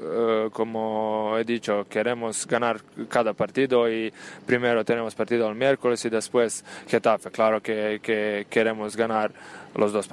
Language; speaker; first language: Spanish; non-native, learner; Serbian